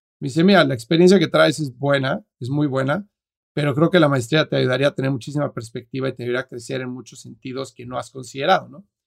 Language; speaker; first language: Spanish; native; Spanish